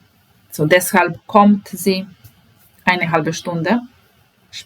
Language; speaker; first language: German; non-native, fluent; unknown